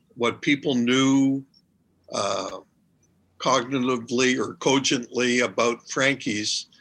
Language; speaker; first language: English; native; English